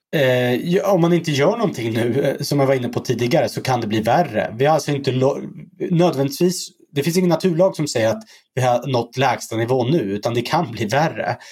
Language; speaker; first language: Swedish; early bilingual, other home language; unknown